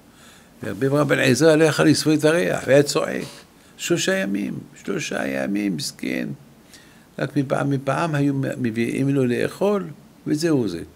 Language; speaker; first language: Hebrew; non-native, fluent; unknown